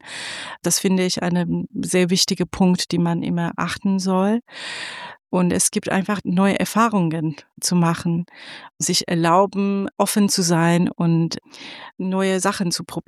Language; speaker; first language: German; non-native, fluent; Persian